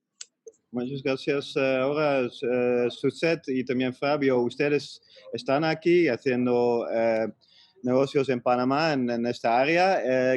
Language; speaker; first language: Spanish; non-native, fluent; Dutch